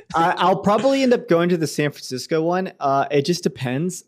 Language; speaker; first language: English; native; English